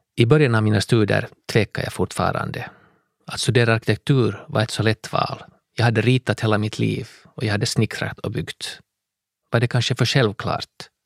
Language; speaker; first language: Swedish; native; Swedish